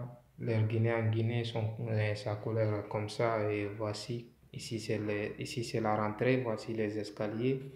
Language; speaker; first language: French; non-native, local second language; Fula